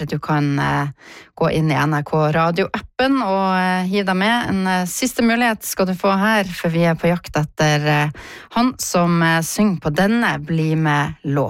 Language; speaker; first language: Norwegian; native; Norwegian